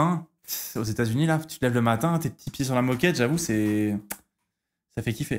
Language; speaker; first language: French; native; French